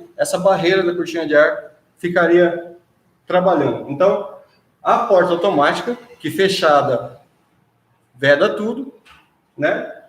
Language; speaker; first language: Portuguese; native; Portuguese